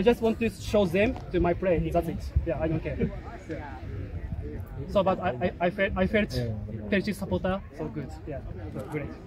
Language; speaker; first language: English; non-native, learner; Japanese